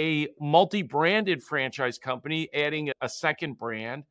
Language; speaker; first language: English; native; English